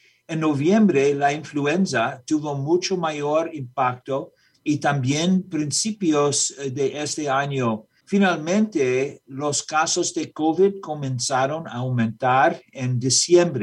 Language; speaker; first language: Spanish; non-native, learner; English